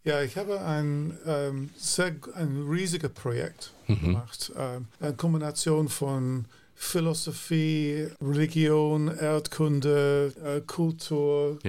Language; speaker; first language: German; non-native, fluent; English